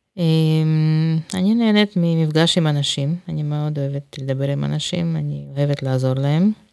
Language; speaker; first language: Hebrew; non-native, fluent; Russian